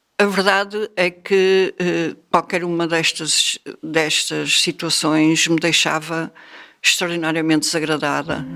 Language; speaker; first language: Portuguese; native; Portuguese